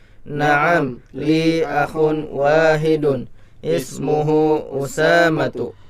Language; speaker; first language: Arabic; non-native, learner; Indonesian